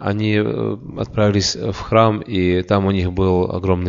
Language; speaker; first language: Russian; native; Russian